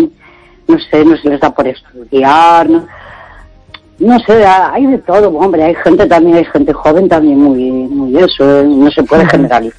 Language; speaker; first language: Spanish; native; Spanish